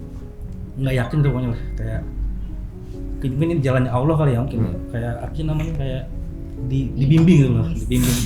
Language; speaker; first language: Indonesian; native; Indonesian